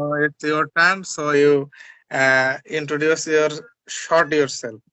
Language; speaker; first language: English; non-native, learner; Bangla